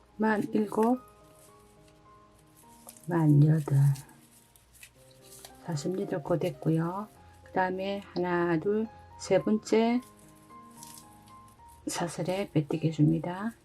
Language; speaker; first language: Korean; native; Korean